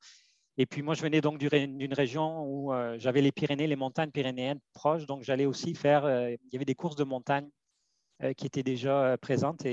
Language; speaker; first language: French; native; French